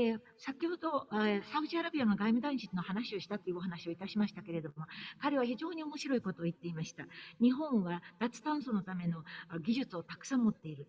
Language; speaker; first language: Japanese; native; Japanese